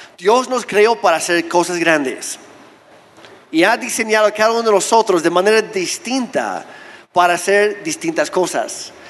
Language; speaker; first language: Spanish; non-native, fluent; English